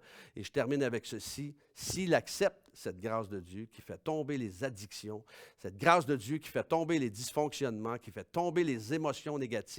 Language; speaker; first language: French; native; French